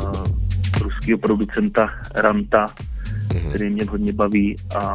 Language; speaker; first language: Czech; native; Czech